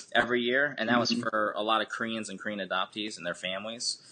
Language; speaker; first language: English; native; English